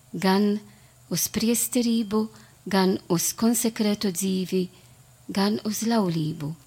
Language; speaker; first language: Latvian; non-native, learner; Italian